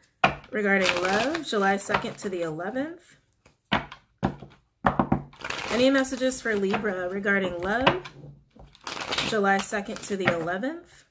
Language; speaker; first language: English; native; English